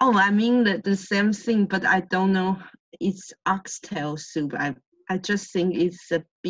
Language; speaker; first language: English; non-native, learner; Chinese